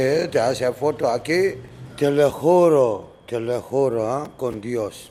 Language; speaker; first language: Spanish; non-native, learner; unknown